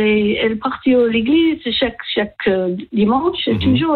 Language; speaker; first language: French; non-native, learner; English